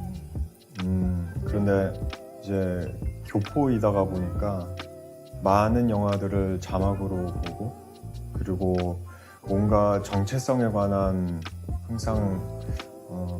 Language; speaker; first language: Korean; early bilingual, heritage; Korean